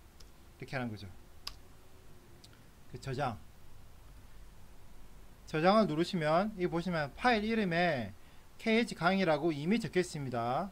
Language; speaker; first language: Korean; native; Korean